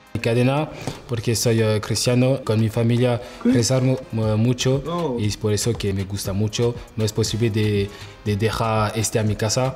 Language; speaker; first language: Spanish; non-native, learner; French